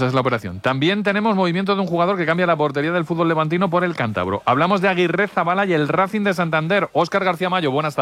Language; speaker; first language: Spanish; native; Spanish